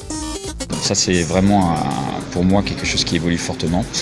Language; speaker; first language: French; native; French